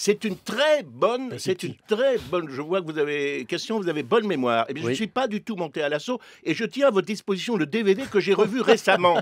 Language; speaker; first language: French; native; French